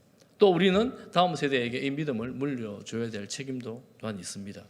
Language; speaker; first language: Korean; native; Korean